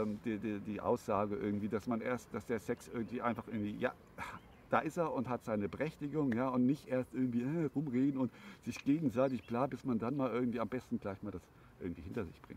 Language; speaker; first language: German; native; German